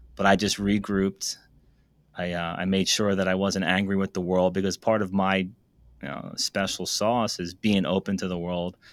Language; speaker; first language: English; native; English